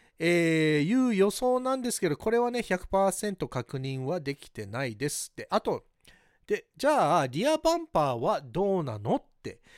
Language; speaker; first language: Japanese; early bilingual, heritage; Japanese